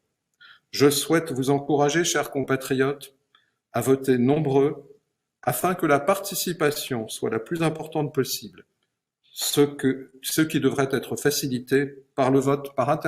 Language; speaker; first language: French; native; French